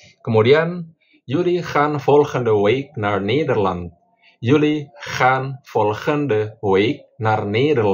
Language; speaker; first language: Dutch; non-native, fluent; Indonesian